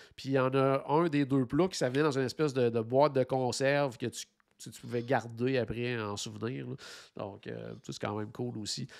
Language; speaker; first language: French; native; French